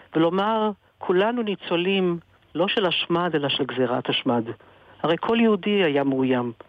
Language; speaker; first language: Hebrew; native; Hebrew